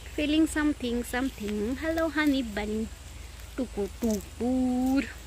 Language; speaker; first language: Hindi; non-native, local second language; Nepali